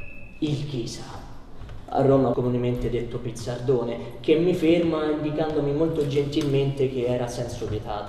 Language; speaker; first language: Italian; native; Italian